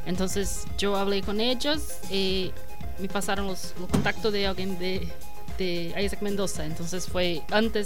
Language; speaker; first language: Spanish; non-native, learner; Portuguese